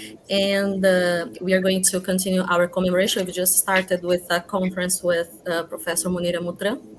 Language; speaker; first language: English; non-native, fluent; Portuguese